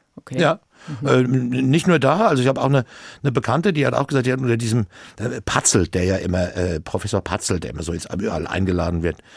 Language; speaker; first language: German; native; German